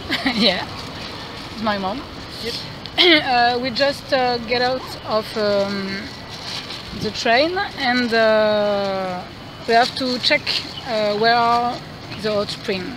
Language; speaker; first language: English; non-native, learner; French